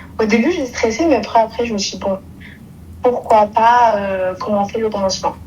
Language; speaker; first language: French; native; French